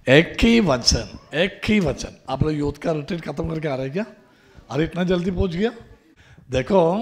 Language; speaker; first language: Hindi; non-native, local second language; Malayalam